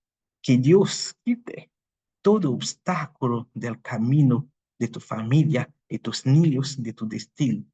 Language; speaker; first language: Spanish; non-native, fluent; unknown